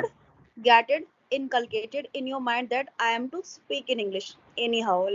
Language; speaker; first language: English; non-native, local second language; Hindi